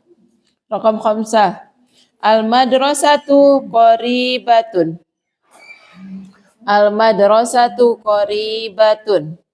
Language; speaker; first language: Arabic; non-native, fluent; Indonesian